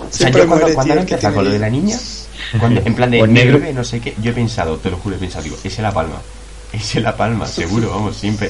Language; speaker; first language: Spanish; native; Spanish